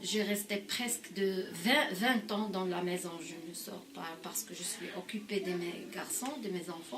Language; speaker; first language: French; non-native, local second language; Arabic